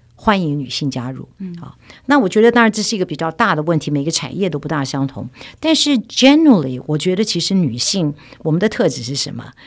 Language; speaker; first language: Chinese; native; Chinese